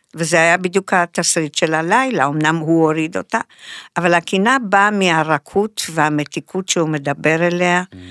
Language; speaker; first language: Hebrew; non-native, fluent; Spanish